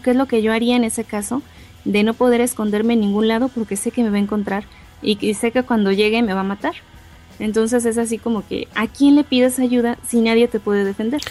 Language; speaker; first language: Spanish; native; Spanish